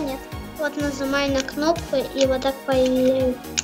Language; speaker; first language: Russian; native; Russian